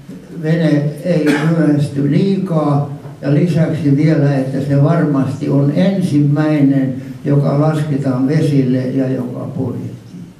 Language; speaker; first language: Finnish; non-native, local second language; Swedish